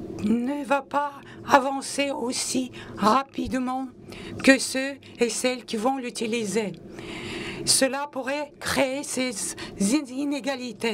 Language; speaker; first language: French; non-native, local second language; Latvian